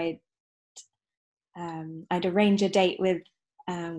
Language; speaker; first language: English; native; English